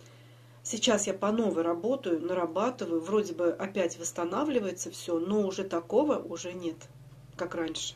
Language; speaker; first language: Russian; native; Russian